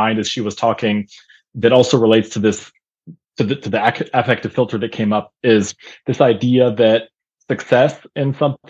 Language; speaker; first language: English; non-native, fluent; German